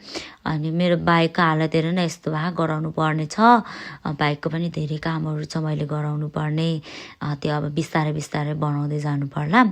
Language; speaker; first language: Nepali; native; Nepali